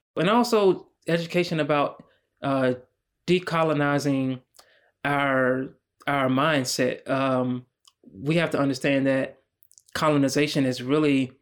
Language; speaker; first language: English; native; English